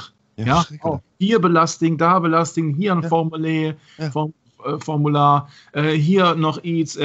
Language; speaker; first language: Dutch; non-native, learner; German